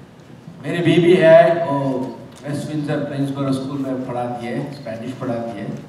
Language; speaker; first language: Hindi; non-native, local second language; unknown